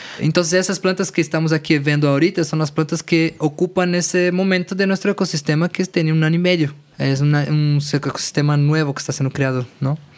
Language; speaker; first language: Spanish; non-native, fluent; Portuguese